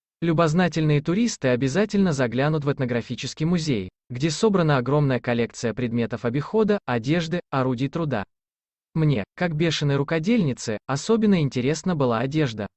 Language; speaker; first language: Russian; native; Russian